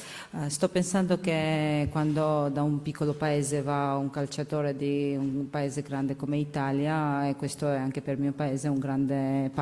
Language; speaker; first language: Italian; non-native, learner; Georgian